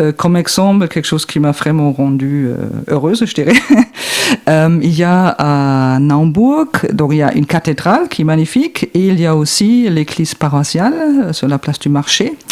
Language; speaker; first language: French; non-native, fluent; German